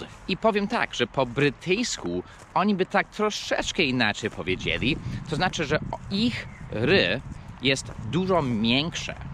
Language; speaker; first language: Polish; non-native, fluent; English